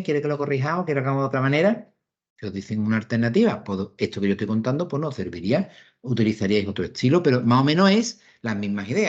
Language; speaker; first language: Spanish; native; Spanish